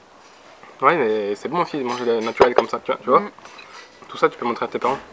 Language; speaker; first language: French; native; French